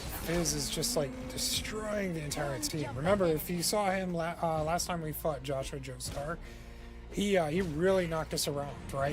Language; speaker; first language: English; native; English